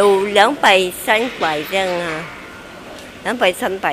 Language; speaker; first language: Chinese; non-native, local second language; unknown